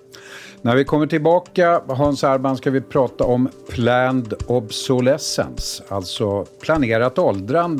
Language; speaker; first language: Swedish; native; Swedish